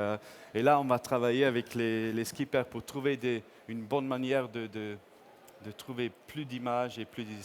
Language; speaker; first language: French; non-native, fluent; English